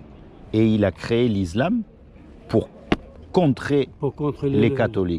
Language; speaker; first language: French; native; French